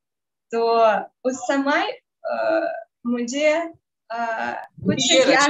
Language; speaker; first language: Hindi; non-native, learner; Russian